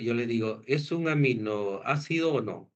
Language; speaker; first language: Spanish; native; Spanish